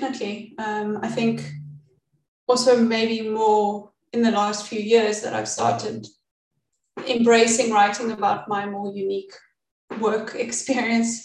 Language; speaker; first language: English; native; English